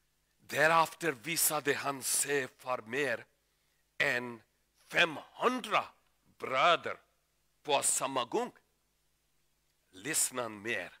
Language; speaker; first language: Swedish; non-native, learner; Urdu